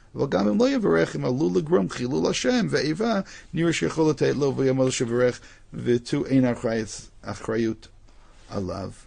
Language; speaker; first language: Hebrew; non-native, fluent; English